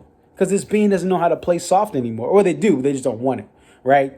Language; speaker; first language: English; native; English